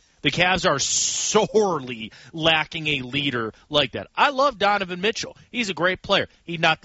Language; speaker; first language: English; native; English